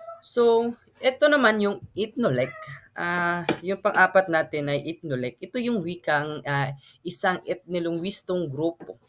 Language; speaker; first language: Filipino; non-native, local second language; Cebuano